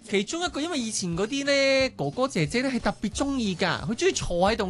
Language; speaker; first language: Cantonese; native; Cantonese